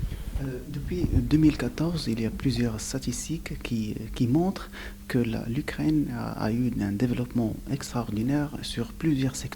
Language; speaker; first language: French; non-native, local second language; Arabic